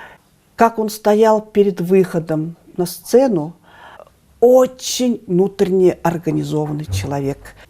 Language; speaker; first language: Russian; native; Russian